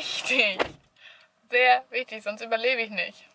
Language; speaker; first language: German; native; German